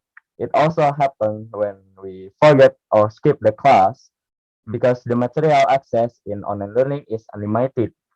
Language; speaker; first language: English; non-native, learner; Indonesian